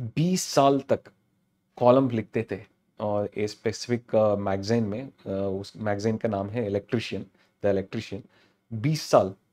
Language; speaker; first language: Hindi; non-native, local second language; Telugu